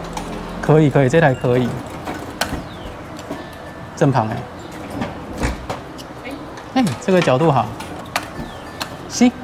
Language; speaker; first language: Chinese; native; Chinese